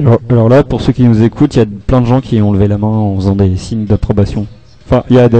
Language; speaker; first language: French; native; French